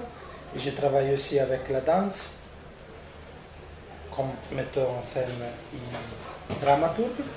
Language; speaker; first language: French; non-native, fluent; Italian